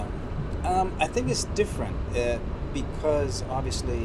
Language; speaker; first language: English; non-native, fluent; Arabic